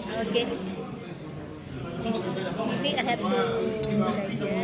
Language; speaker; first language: English; non-native, local second language; Filipino